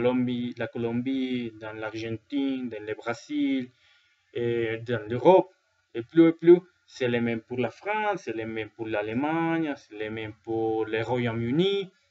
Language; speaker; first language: French; non-native, learner; Spanish